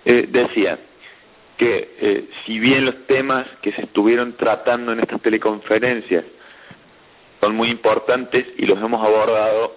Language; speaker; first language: Spanish; native; Spanish